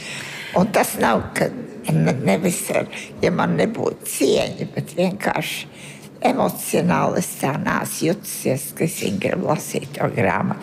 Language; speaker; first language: Latvian; early bilingual, heritage; Latvian